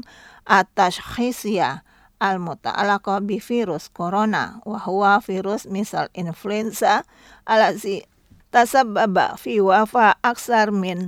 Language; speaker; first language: Arabic; non-native, fluent; Indonesian